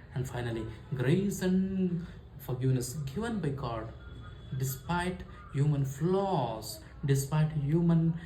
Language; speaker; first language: English; non-native, local second language; Kannada